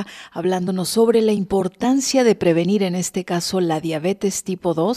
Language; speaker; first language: Spanish; native; Spanish